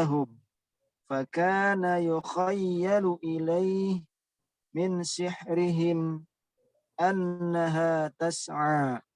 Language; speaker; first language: Arabic; non-native, learner; Indonesian